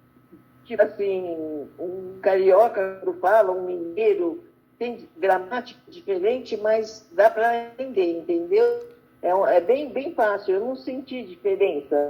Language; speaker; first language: Portuguese; early bilingual, other home language; Arabic